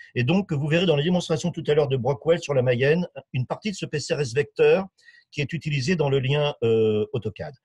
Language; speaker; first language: French; native; French